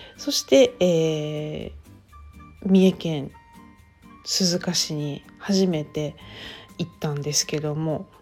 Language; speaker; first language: Japanese; native; Japanese